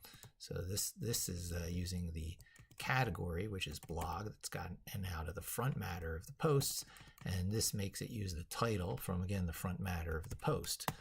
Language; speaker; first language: English; native; English